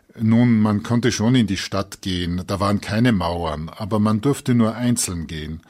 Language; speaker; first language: German; native; German